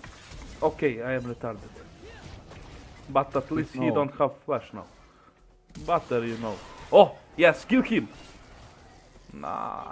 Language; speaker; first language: English; non-native, learner; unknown